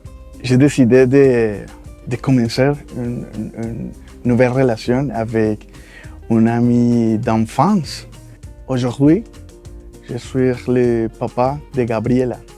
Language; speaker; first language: French; non-native, fluent; Spanish